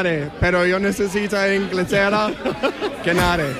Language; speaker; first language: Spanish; non-native, learner; English